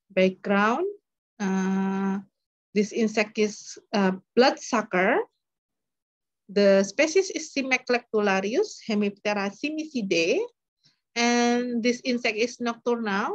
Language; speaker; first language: English; non-native, learner; Indonesian